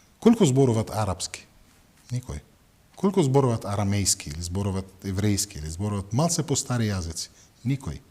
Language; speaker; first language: Macedonian; non-native, fluent; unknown